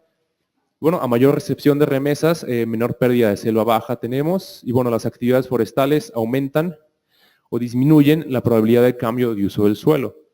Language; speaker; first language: Spanish; native; Spanish